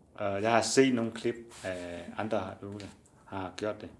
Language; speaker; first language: Danish; non-native, learner; Chinese